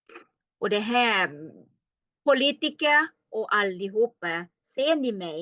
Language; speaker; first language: Swedish; non-native, learner; Thai